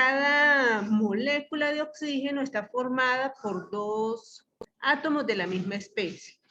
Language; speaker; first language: Spanish; native; Spanish